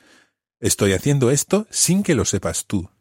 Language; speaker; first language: Spanish; non-native, fluent; English